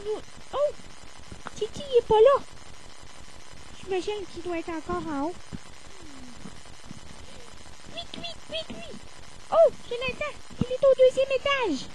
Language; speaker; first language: French; native; French